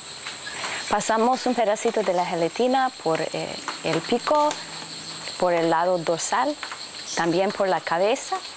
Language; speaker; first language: Spanish; non-native, fluent; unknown